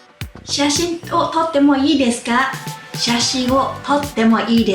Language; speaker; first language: Japanese; non-native, fluent; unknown